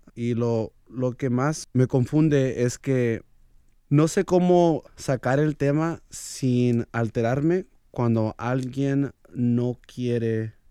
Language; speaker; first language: Spanish; early bilingual, heritage; Spanish